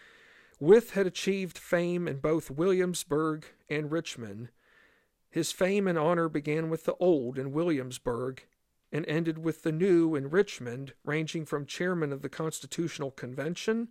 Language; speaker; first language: English; native; English